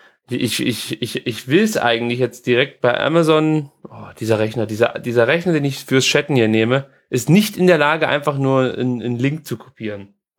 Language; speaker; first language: German; native; German